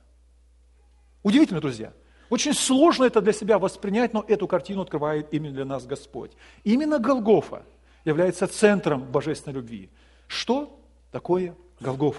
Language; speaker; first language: Russian; native; Russian